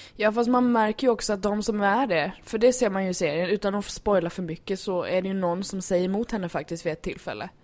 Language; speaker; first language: Swedish; native; Swedish